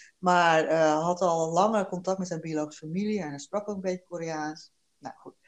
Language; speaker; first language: Dutch; early bilingual, other home language; Korean